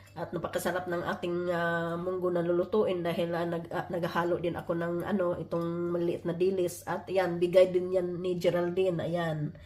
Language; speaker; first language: Filipino; non-native, local second language; Cebuano